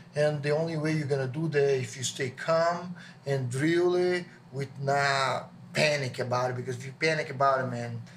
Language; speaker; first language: English; non-native, learner; Portuguese